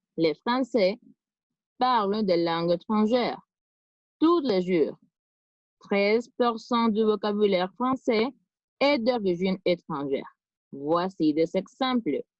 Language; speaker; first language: French; non-native, fluent; Spanish